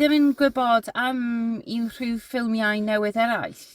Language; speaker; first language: Welsh; non-native, learner; English